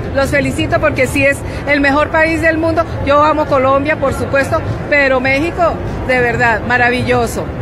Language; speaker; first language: Spanish; native; Spanish